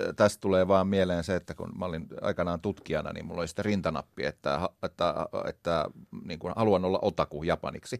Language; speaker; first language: Finnish; native; Finnish